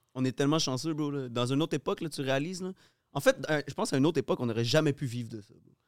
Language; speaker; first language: French; native; French